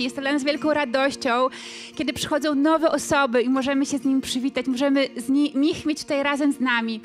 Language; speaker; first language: Polish; native; Polish